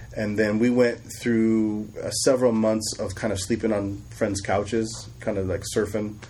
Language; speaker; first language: English; native; English